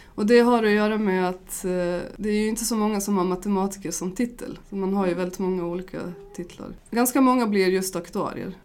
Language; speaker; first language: Swedish; early bilingual, other home language; Bosnian